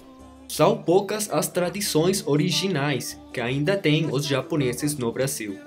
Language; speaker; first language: Portuguese; non-native, learner; Spanish